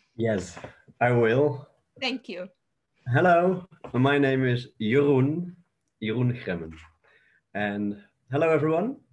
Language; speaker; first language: English; non-native, fluent; Dutch